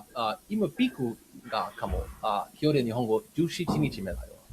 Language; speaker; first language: Japanese; non-native, learner; English